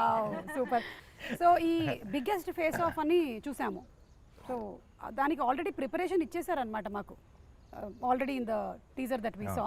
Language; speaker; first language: Telugu; native; Telugu